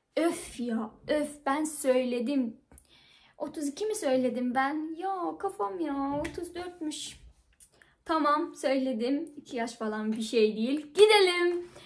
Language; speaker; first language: Turkish; non-native, fluent; Persian